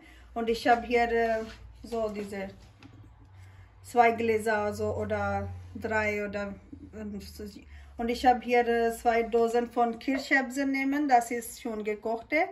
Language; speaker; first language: German; non-native, learner; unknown